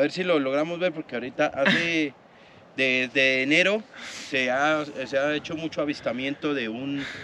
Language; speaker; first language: Spanish; native; Spanish